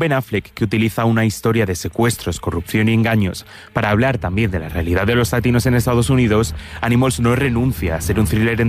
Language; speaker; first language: Spanish; native; Spanish